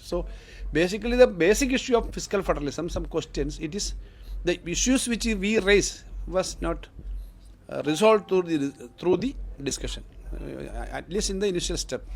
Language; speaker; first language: English; non-native, local second language; Malayalam